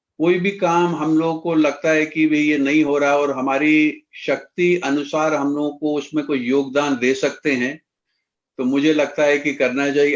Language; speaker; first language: Hindi; native; Hindi